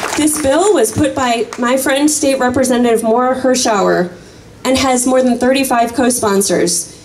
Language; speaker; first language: English; native; English